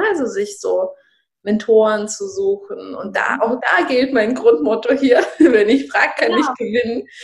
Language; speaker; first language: German; early bilingual, other home language; Russian